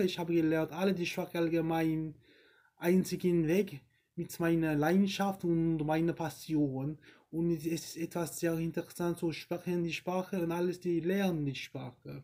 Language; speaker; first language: German; non-native, learner; English